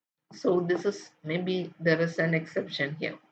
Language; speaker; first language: English; non-native, local second language; Malayalam